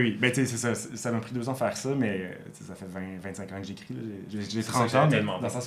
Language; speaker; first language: French; native; French